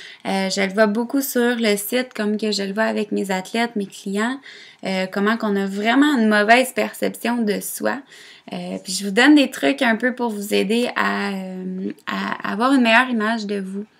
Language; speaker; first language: French; native; French